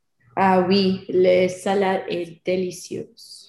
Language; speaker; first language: French; non-native, learner; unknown